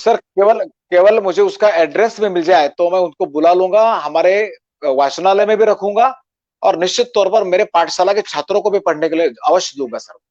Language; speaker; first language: Hindi; non-native, local second language; Marathi